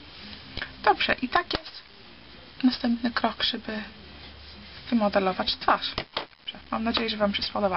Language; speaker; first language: Polish; early bilingual, heritage; Polish